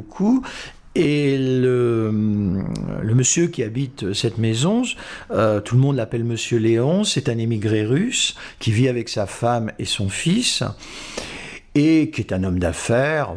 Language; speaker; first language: French; native; French